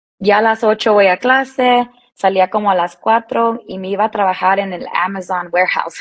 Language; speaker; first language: Spanish; early bilingual, heritage; Spanish